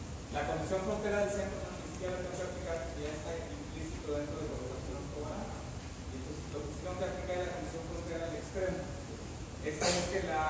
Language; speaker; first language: Spanish; native; Spanish